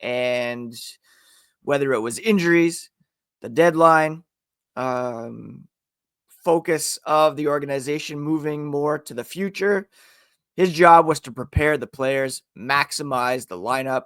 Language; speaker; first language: English; native; English